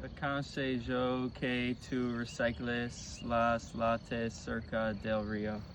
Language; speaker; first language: Spanish; non-native, learner; English